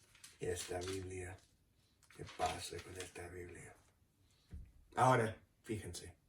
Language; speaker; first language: Spanish; non-native, fluent; English